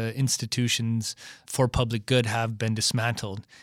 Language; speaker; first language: English; native; English